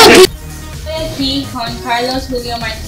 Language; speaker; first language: Spanish; non-native, learner; English